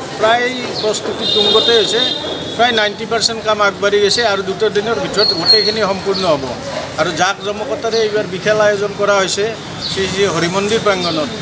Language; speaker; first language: Assamese; native; Assamese